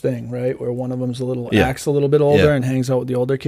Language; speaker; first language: English; native; English